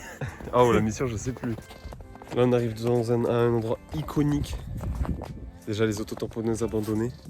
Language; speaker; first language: French; native; French